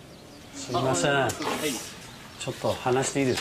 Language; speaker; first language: Japanese; non-native, learner; English